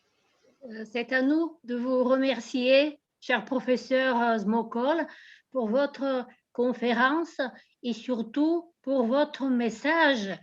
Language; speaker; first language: French; non-native, fluent; Bulgarian